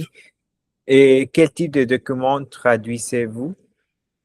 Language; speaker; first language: French; non-native, learner; Spanish